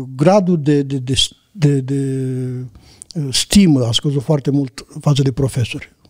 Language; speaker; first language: Romanian; native; Romanian